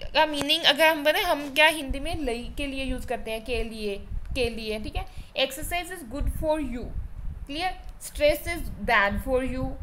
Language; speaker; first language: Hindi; non-native, local second language; Punjabi